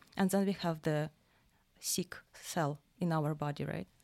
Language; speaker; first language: English; non-native, fluent; Russian